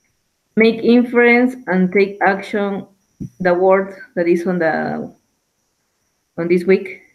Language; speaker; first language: English; non-native, learner; Spanish